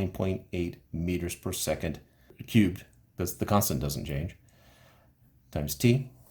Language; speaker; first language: English; native; English